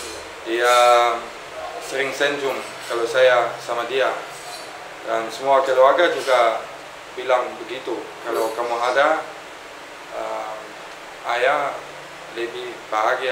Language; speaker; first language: Indonesian; non-native, fluent; Dutch